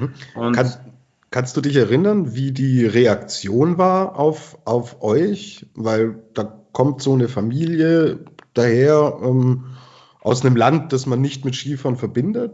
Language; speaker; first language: German; native; German